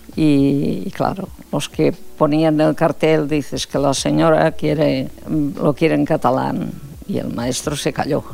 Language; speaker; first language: Spanish; non-native, local second language; Catalan